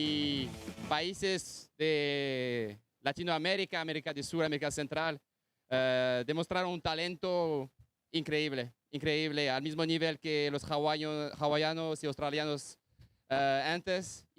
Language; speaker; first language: Spanish; non-native, fluent; Portuguese